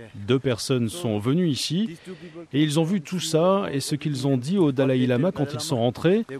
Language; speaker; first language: French; non-native, fluent; Chinese